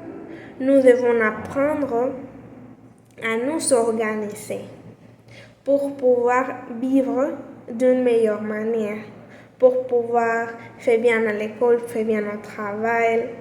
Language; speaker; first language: French; non-native, learner; Spanish